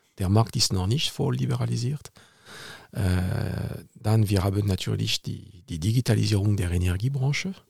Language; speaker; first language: German; non-native, fluent; French